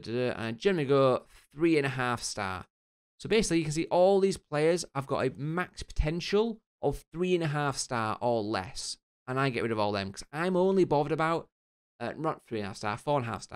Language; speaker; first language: English; native; English